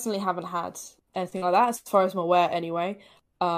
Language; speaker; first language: English; native; English